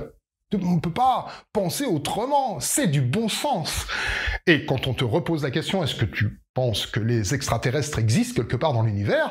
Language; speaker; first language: French; native; French